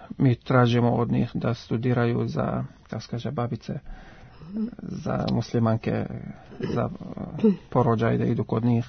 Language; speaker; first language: Serbian; non-native, fluent; Arabic